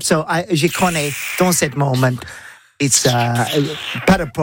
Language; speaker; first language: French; non-native, learner; English